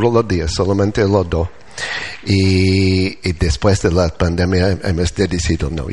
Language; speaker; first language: Spanish; non-native, learner; English